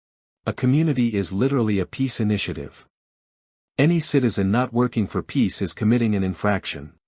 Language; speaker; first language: English; native; English